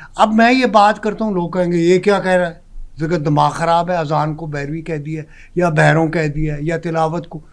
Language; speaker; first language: Urdu; non-native, local second language; Pashto